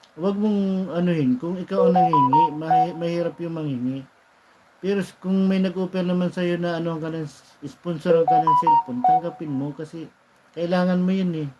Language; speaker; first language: Filipino; non-native, local second language; Bikol